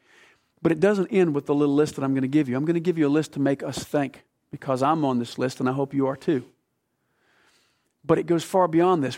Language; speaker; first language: English; native; English